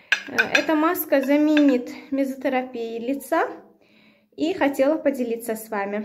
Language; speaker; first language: Russian; non-native, local second language; Uzbek